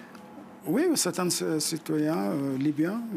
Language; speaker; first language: French; non-native, fluent; Arabic